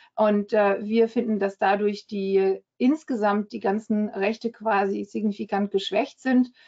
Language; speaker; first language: German; early bilingual, heritage; German